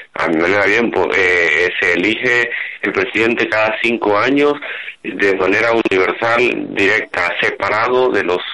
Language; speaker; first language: Spanish; native; Spanish